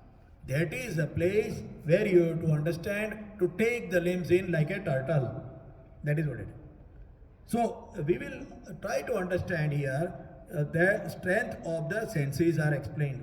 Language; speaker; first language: English; non-native, local second language; Hindi